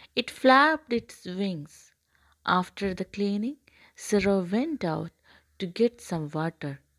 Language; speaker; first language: English; non-native, local second language; Malayalam